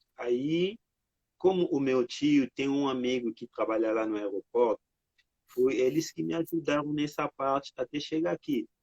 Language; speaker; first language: Portuguese; non-native, fluent; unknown